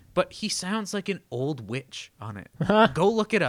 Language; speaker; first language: English; native; English